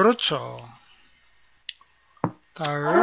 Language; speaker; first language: Indonesian; non-native, learner; Korean